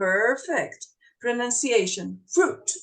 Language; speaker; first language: English; non-native, fluent; Portuguese